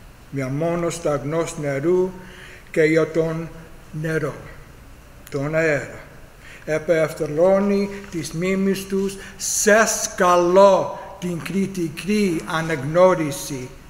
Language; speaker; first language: Greek; non-native, learner; English